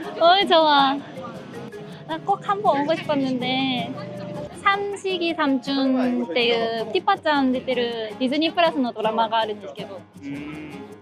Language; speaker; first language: Korean; early bilingual, heritage; Japanese